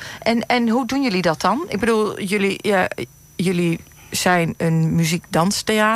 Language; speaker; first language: Dutch; native; Dutch